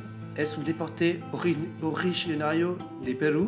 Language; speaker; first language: Spanish; non-native, learner; French